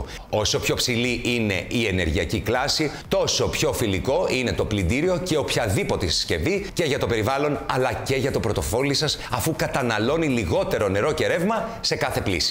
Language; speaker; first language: Greek; native; Greek